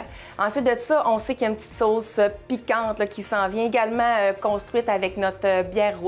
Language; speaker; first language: French; native; French